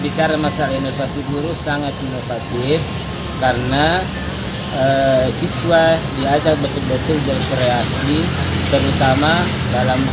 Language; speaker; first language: Indonesian; native; Indonesian